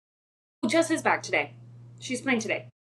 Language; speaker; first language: English; native; English